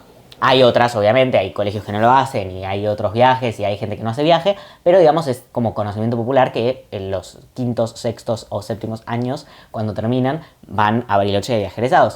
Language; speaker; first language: Spanish; native; Spanish